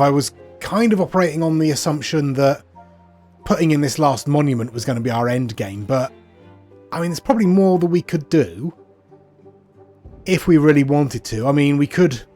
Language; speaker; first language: English; native; English